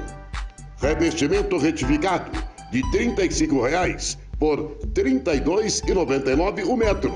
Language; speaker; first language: Portuguese; native; Portuguese